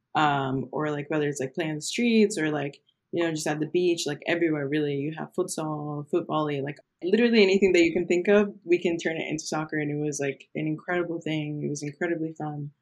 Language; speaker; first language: English; early bilingual, other home language; Portuguese